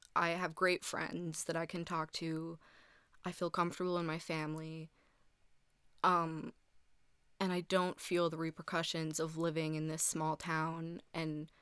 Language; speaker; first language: English; early bilingual, heritage; English